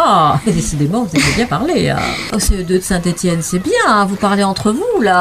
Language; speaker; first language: French; native; French